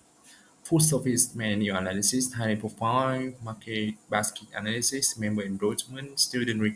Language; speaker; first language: English; non-native, learner; Vietnamese